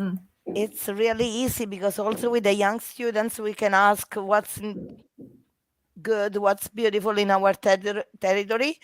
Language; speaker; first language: English; non-native, fluent; Italian